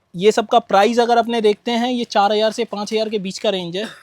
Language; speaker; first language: Hindi; non-native, local second language; Bangla